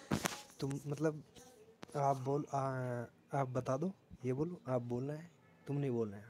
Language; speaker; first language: Hindi; native; Hindi